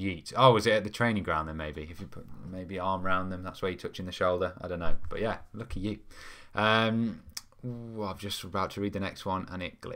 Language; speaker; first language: English; native; English